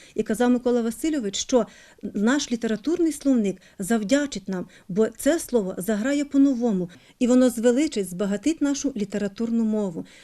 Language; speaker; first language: Ukrainian; native; Ukrainian